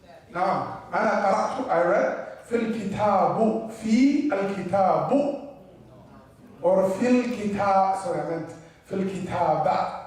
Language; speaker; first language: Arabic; non-native, fluent; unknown